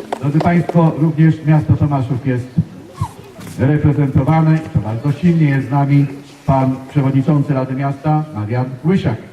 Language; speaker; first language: Polish; native; Polish